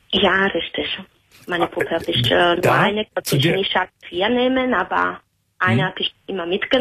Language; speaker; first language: German; non-native, learner; Italian